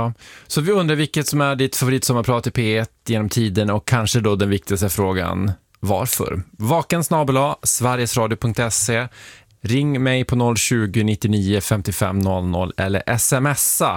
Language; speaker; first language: Swedish; native; Swedish